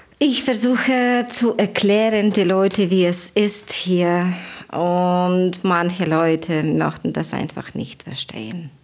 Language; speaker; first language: German; non-native, learner; Ukrainian